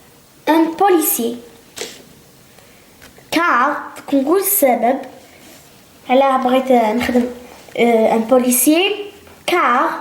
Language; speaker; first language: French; non-native, local second language; Arabic